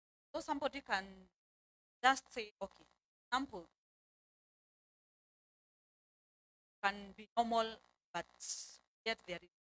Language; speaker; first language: English; non-native, local second language; Swahili